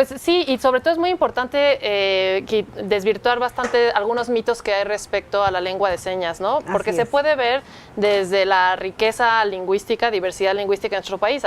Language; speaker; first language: Spanish; native; Spanish